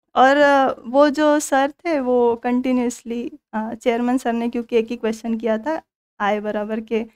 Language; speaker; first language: Hindi; non-native, local second language; Marathi